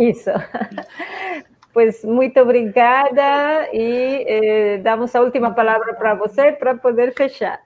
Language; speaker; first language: Portuguese; non-native, fluent; Spanish